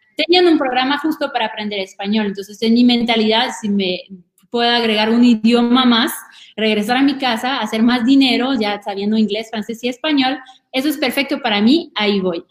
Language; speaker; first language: Spanish; non-native, fluent; French